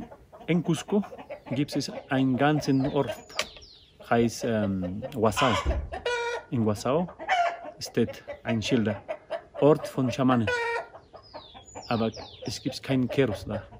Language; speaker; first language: German; non-native, learner; Spanish